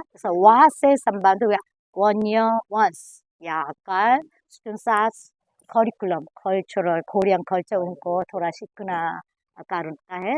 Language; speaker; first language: Hindi; non-native, learner; Korean